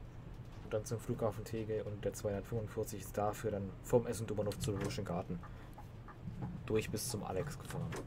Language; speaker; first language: German; native; German